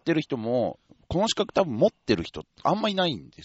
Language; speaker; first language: Japanese; native; Japanese